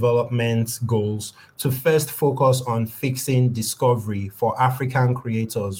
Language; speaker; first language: English; non-native, local second language; Yoruba